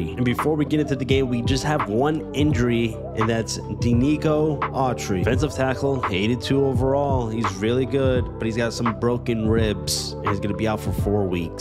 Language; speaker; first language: English; native; English